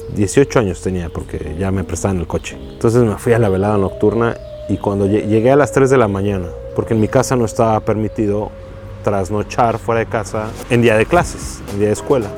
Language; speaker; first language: Spanish; native; Spanish